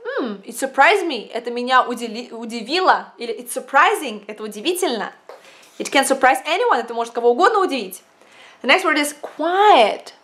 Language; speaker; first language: Russian; native; Russian